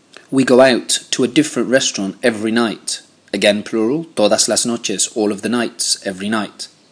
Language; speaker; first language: English; native; English